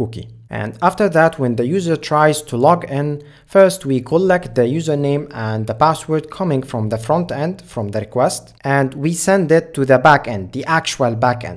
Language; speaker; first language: English; non-native, fluent; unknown